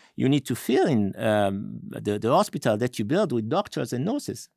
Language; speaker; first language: English; non-native, fluent; Italian